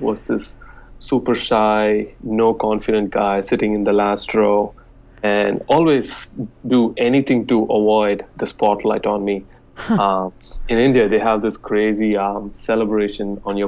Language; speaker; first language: English; non-native, local second language; Telugu